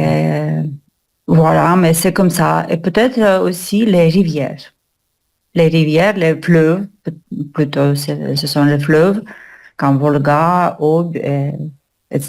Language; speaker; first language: French; non-native, learner; Russian